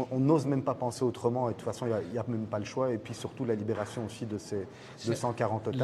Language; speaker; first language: French; native; French